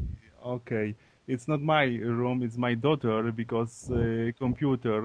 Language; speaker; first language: English; non-native, learner; Polish